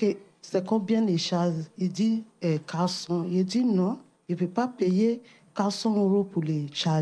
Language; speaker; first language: French; non-native, learner; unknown